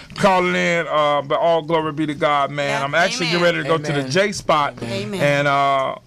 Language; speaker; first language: English; native; English